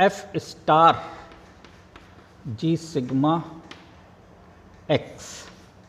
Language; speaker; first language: Hindi; native; Hindi